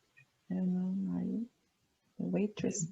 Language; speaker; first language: English; non-native, learner; Spanish